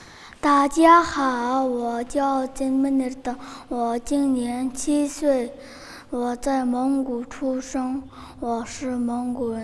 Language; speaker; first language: Chinese; non-native, learner; Mongolian